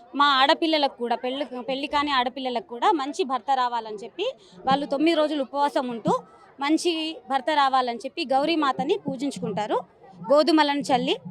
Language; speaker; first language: Telugu; non-native, local second language; Lambadi